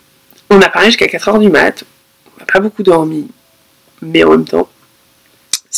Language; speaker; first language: French; native; French